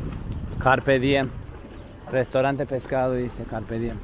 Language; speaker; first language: Spanish; non-native, learner; Turkish